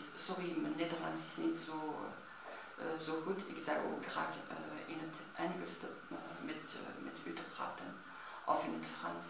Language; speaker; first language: Dutch; non-native, learner; French